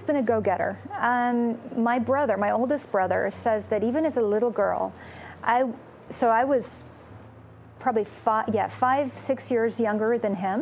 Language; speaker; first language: English; non-native, fluent; Romanian